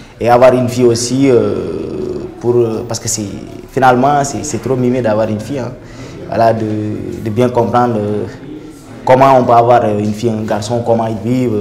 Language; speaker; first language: French; non-native, local second language; Wolof